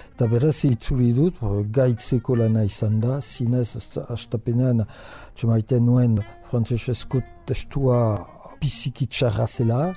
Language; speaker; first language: Basque; non-native, local second language; French